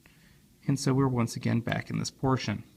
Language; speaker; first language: English; native; English